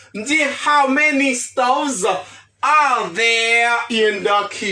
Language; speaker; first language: English; non-native, fluent; Haitian Creole